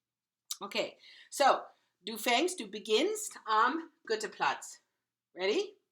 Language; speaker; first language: German; non-native, fluent; English